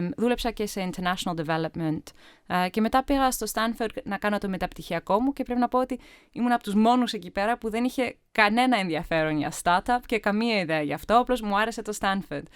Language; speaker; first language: Greek; early bilingual, heritage; Greek